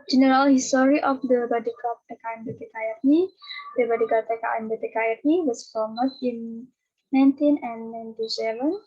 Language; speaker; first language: English; non-native, learner; Indonesian